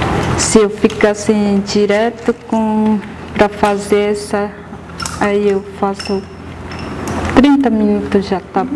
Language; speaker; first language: Portuguese; non-native, local second language; Guarani